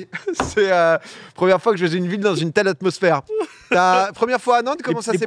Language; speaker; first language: French; native; French